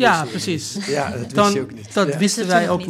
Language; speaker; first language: Dutch; non-native, learner; Persian